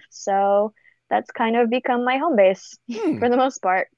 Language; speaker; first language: English; native; English